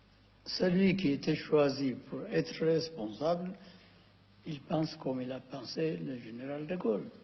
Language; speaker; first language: French; non-native, fluent; Amharic